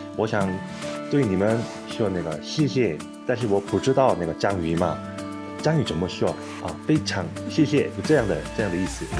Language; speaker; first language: Chinese; non-native, fluent; Korean